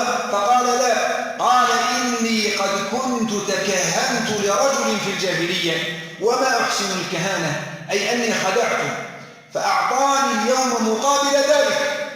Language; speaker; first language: Arabic; native; Arabic